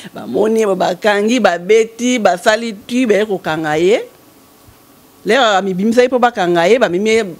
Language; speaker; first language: Lingala; non-native, local second language; Kongo